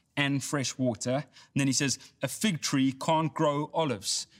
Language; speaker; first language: English; native; English